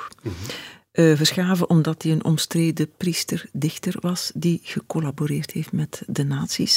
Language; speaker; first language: Dutch; native; Dutch